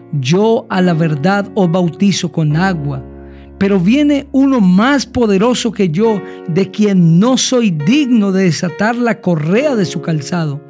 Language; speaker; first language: Spanish; native; Spanish